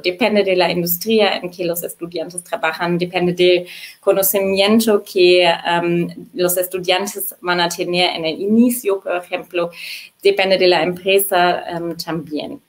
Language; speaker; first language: Spanish; non-native, fluent; German